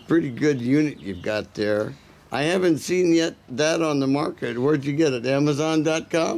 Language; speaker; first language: English; native; English